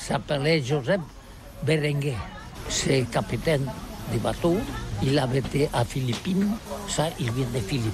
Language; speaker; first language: French; non-native, learner; Catalan